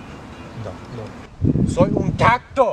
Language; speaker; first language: Spanish; non-native, learner; English